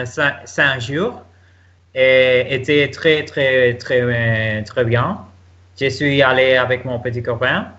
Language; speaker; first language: French; non-native, learner; Spanish